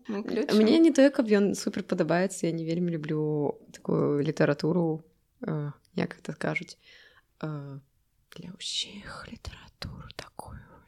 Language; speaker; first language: Belarusian; non-native, local second language; Russian